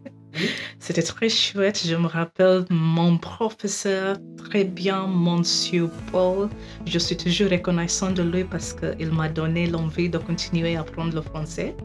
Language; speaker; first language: French; non-native, fluent; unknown